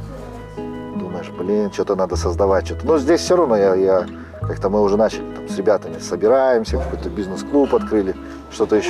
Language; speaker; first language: Russian; native; Russian